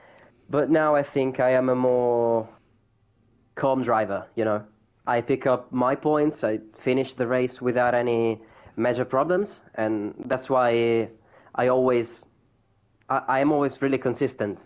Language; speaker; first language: English; non-native, fluent; Italian